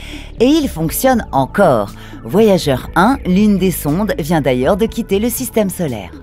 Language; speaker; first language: French; native; French